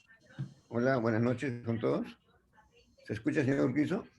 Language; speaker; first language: Spanish; native; Spanish